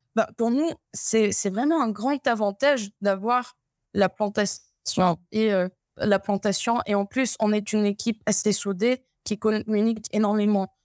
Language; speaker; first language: French; non-native, fluent; Amharic